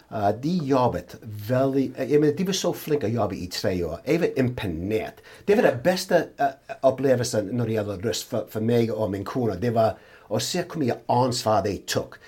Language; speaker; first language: Norwegian; non-native, fluent; English